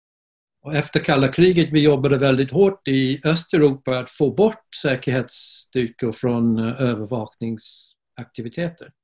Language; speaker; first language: Swedish; non-native, fluent; English